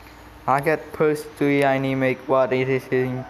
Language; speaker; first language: English; non-native, learner; Indonesian